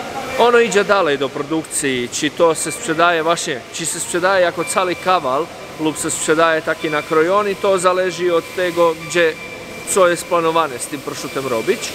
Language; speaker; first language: Polish; non-native, fluent; Croatian